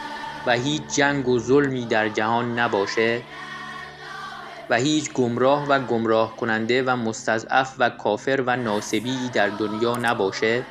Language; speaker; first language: Persian; native; Persian